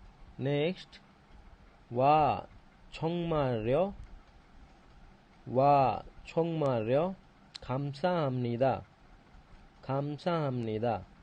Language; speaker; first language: Korean; non-native, fluent; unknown